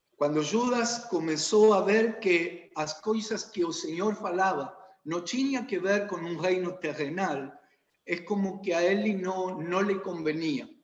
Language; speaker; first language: Portuguese; non-native, learner; Spanish